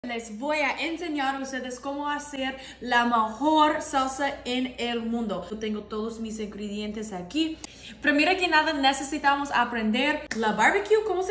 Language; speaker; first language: Spanish; non-native, learner; English